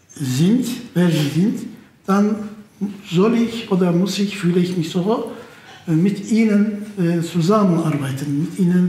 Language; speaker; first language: German; non-native, fluent; Turkish